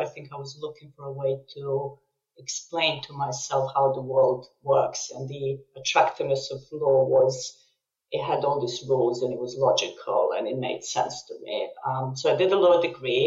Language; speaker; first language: English; non-native, fluent; Serbian